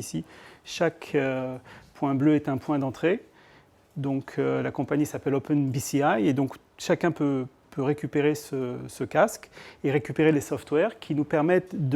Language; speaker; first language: French; native; French